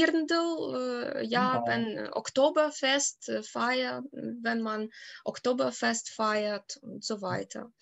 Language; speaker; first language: German; non-native, fluent; Ukrainian